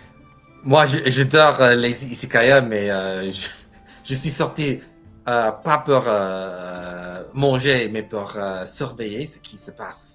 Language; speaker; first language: French; non-native, fluent; English